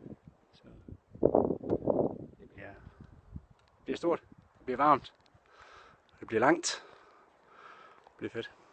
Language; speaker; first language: Danish; native; Danish